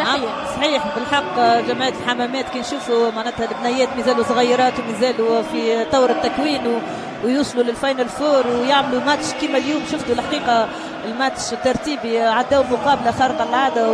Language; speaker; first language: Arabic; native; Arabic